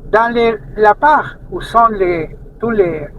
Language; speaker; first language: French; non-native, fluent; Spanish